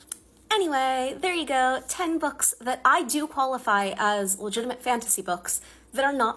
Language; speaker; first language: English; native; English